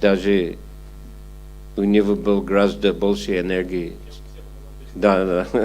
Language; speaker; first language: Russian; non-native, fluent; English